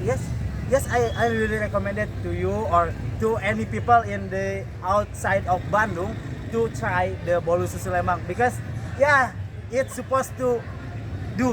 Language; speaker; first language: English; non-native, learner; Indonesian